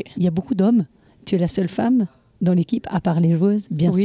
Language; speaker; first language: French; native; French